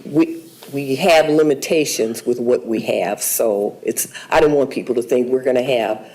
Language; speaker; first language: English; native; English